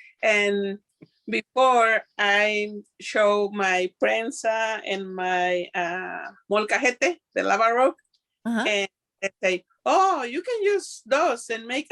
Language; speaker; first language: English; non-native, learner; Spanish